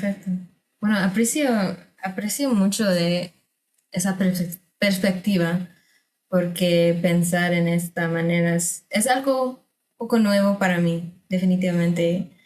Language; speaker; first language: Spanish; non-native, fluent; English